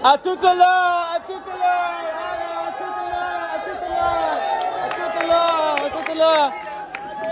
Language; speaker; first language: French; non-native, learner; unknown